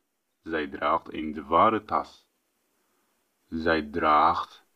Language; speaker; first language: Dutch; non-native, fluent; Tigrinya